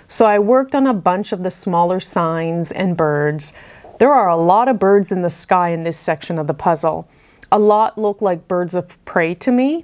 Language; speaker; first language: English; native; English